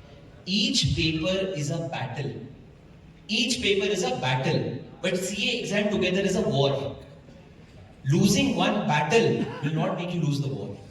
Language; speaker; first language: English; non-native, local second language; Hindi